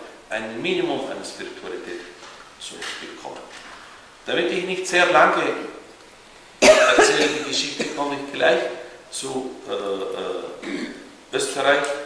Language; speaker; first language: German; non-native, fluent; Arabic